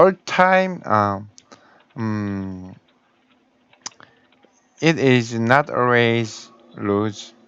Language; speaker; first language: English; non-native, learner; Korean